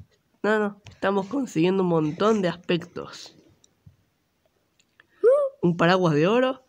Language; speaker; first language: Spanish; native; Spanish